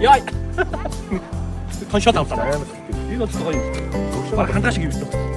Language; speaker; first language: Mongolian; native; Mongolian